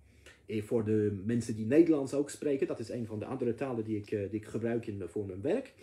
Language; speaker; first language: Dutch; non-native, fluent; English